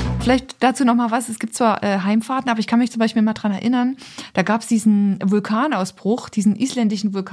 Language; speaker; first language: German; native; German